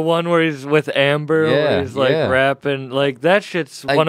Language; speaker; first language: English; native; English